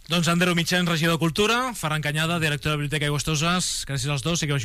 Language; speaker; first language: Catalan; native; Catalan